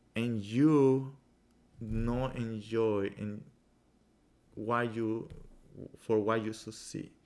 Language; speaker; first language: English; non-native, fluent; Spanish